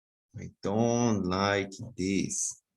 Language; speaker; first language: English; non-native, fluent; Spanish